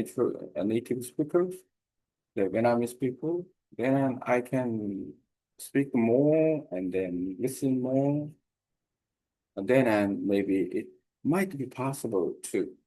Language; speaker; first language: English; non-native, learner; Korean